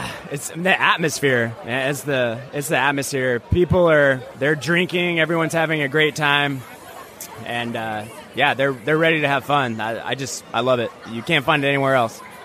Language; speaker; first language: English; native; English